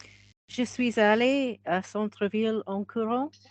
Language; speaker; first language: French; non-native, learner; English